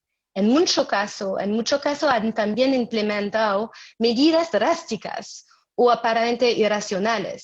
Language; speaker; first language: Spanish; non-native, fluent; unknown